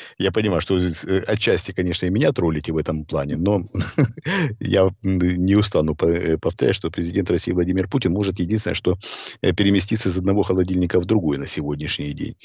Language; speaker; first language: Russian; native; Russian